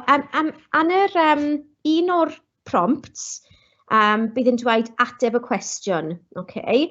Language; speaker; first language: Welsh; non-native, local second language; English